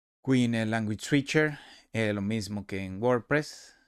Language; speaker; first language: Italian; non-native, learner; Spanish